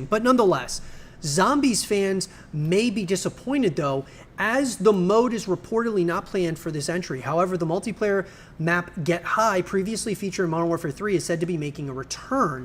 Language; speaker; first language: English; native; English